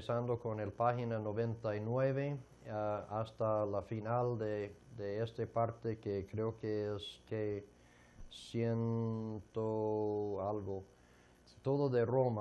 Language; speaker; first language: Spanish; non-native, fluent; English